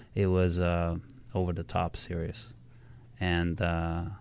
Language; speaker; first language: English; early bilingual, other home language; Russian